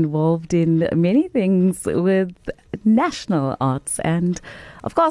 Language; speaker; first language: English; native; English